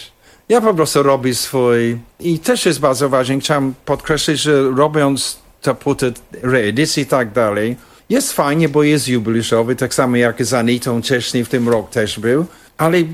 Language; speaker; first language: Polish; non-native, fluent; English